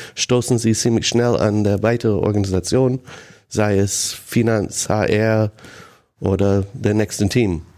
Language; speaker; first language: German; non-native, fluent; English